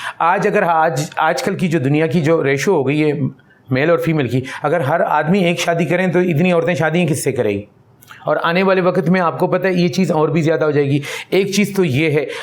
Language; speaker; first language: Urdu; non-native, local second language; Pashto